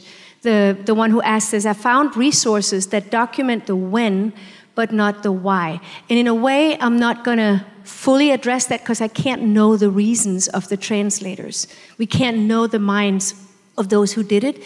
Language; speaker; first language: English; non-native, fluent; Danish